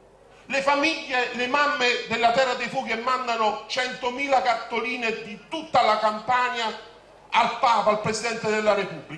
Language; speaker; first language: Italian; native; Italian